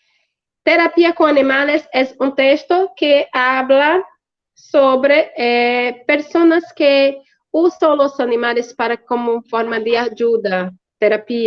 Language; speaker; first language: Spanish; non-native, fluent; Portuguese